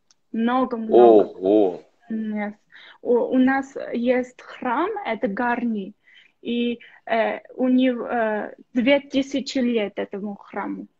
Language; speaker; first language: Russian; non-native, local second language; Armenian